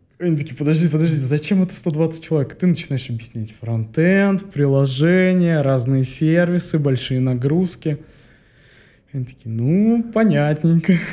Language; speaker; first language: Russian; native; Russian